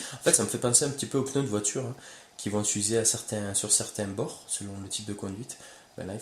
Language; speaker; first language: French; native; French